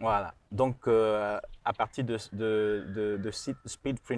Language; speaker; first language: French; non-native, local second language; Rundi